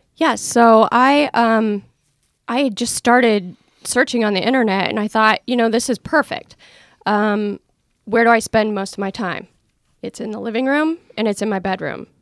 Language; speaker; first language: English; native; English